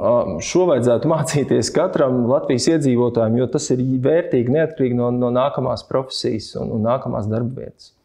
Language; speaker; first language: Latvian; native; Latvian